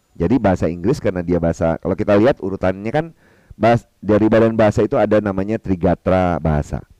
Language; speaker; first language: Indonesian; non-native, local second language; Minangkabau